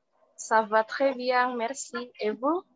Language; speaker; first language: French; non-native, fluent; Indonesian